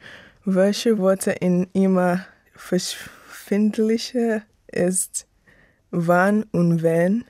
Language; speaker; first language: German; non-native, learner; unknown